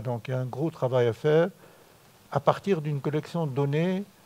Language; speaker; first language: French; non-native, local second language; Arabic